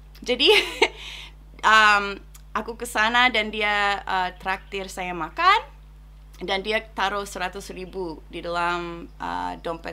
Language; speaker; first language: Indonesian; non-native, fluent; English